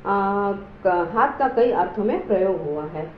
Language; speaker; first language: Hindi; non-native, local second language; Marathi